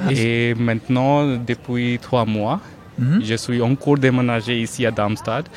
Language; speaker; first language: French; non-native, learner; Hindi